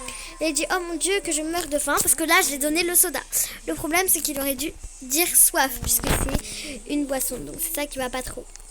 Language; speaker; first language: French; native; French